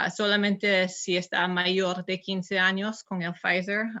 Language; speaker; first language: Spanish; non-native, learner; English